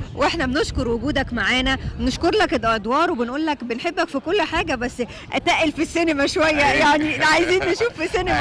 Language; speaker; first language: Arabic; native; Arabic